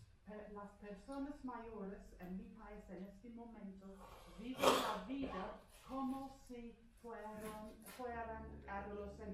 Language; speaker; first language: Spanish; non-native, fluent; English